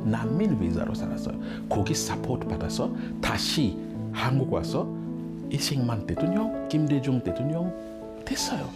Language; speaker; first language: Korean; non-native, learner; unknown